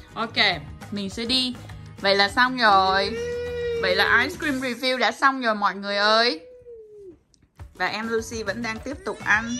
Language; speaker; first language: Vietnamese; early bilingual, heritage; Vietnamese